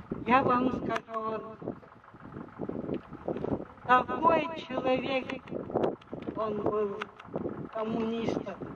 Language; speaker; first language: Russian; non-native, local second language; Korean